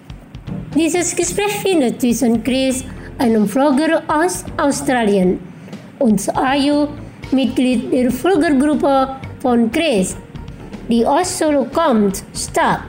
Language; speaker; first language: German; non-native, fluent; Indonesian